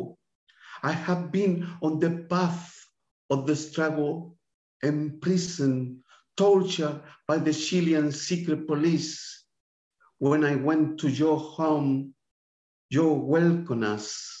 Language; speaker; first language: English; non-native, fluent; Spanish